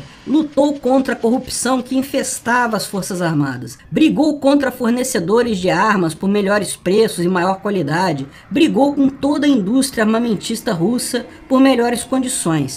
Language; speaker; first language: Portuguese; native; Portuguese